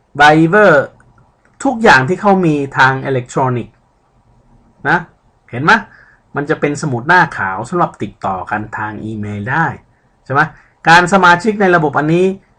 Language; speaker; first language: Thai; early bilingual, other home language; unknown